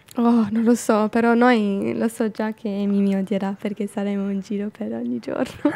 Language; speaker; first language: Italian; non-native, fluent; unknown